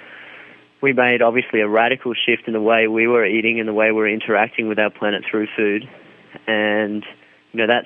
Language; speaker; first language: English; native; English